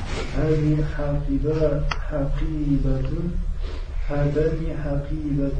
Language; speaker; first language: Arabic; non-native, learner; French